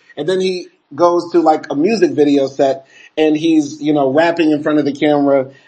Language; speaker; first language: English; native; English